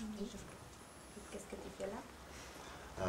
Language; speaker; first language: French; non-native, learner; Spanish